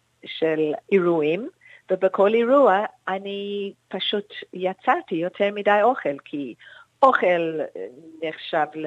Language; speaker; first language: Hebrew; non-native, fluent; English